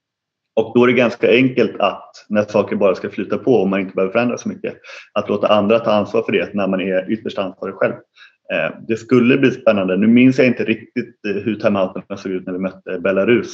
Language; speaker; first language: Swedish; native; Swedish